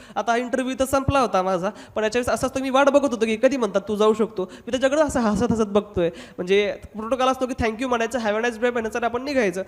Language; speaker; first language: Marathi; non-native, local second language; Hindi